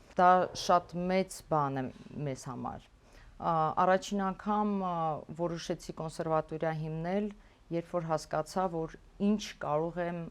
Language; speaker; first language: Armenian; native; Armenian